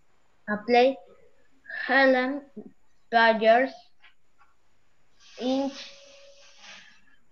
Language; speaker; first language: English; non-native, learner; Spanish